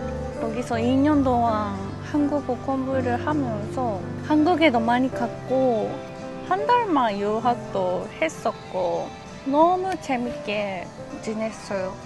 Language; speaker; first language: Korean; non-native, fluent; Japanese